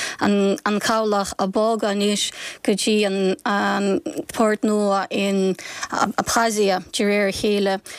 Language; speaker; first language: Irish; non-native, fluent; Ukrainian